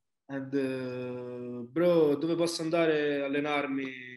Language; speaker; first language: Italian; native; Italian